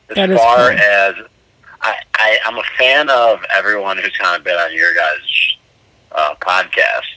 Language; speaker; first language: English; native; English